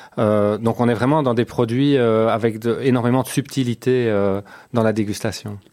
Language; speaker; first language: French; native; French